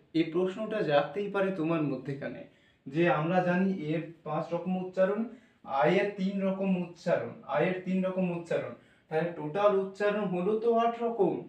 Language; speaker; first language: Bangla; non-native, local second language; Santali